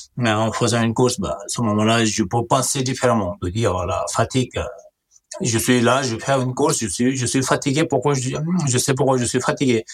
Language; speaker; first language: French; non-native, learner; Nepali